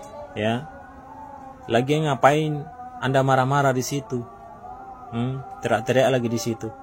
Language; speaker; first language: Indonesian; native; Indonesian